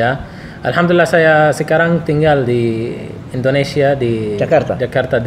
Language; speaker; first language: Indonesian; non-native, learner; Arabic